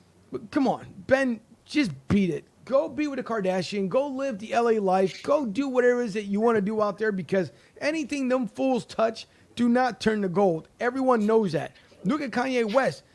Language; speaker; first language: English; native; English